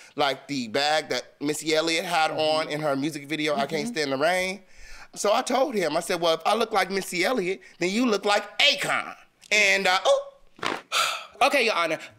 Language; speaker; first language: English; native; English